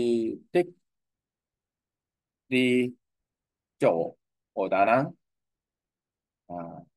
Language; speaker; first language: Vietnamese; non-native, learner; Korean